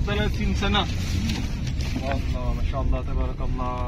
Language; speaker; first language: Arabic; non-native, learner; Indonesian